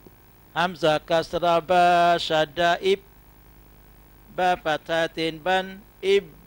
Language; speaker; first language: Arabic; non-native, learner; Malay